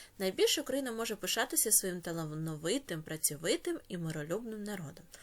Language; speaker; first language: Ukrainian; native; Ukrainian